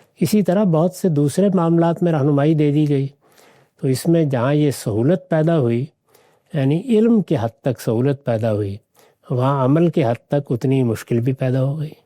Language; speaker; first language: Urdu; native; Urdu